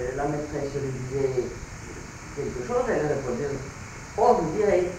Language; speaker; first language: French; native; French